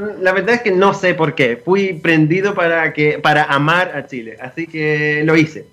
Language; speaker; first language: Spanish; non-native, fluent; Greek